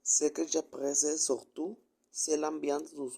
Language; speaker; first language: French; non-native, learner; Spanish